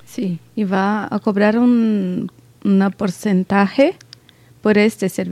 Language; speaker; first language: Spanish; non-native, learner; Portuguese